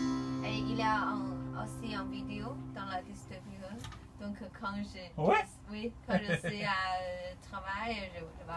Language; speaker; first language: French; non-native, learner; Chinese